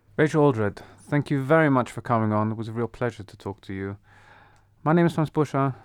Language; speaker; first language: English; non-native, fluent; Dutch